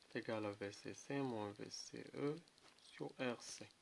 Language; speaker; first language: French; non-native, local second language; Arabic